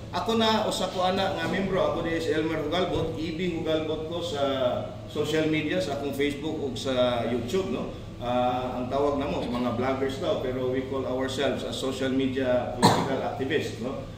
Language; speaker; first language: Cebuano; native; Cebuano